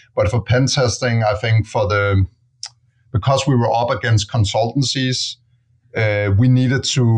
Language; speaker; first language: English; non-native, fluent; Danish